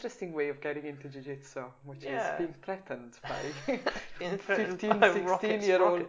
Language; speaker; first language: English; non-native, fluent; Italian